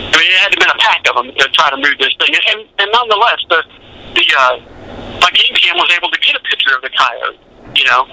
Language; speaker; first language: English; native; English